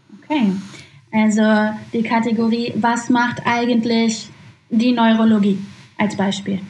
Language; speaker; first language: German; native; German